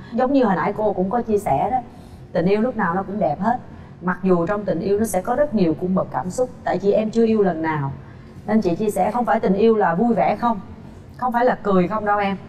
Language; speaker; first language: Vietnamese; native; Vietnamese